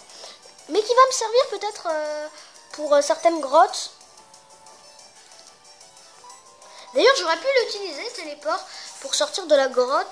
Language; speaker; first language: French; native; French